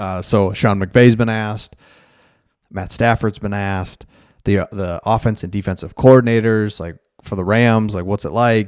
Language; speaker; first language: English; native; English